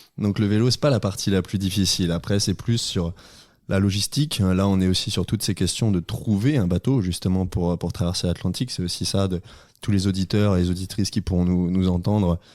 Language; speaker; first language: French; native; French